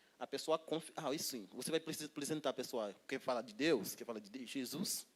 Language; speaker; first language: Portuguese; non-native, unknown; Haitian Creole